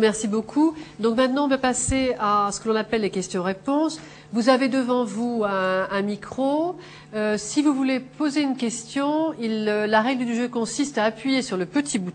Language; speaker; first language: French; native; French